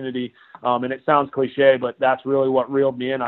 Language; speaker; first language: English; native; English